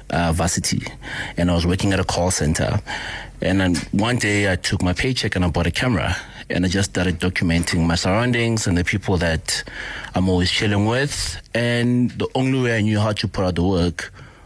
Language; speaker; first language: English; non-native, local second language; Northern Sotho